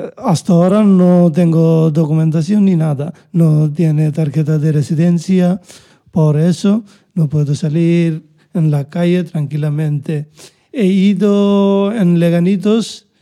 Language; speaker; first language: Spanish; non-native, learner; Bangla